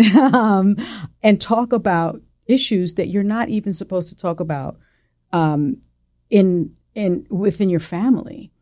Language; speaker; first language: English; early bilingual, other home language; Spanish